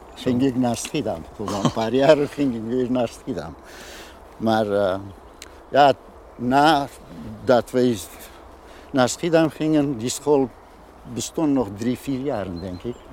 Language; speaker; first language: Dutch; non-native, fluent; Persian